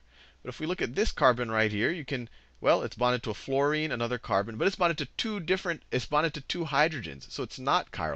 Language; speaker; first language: English; native; English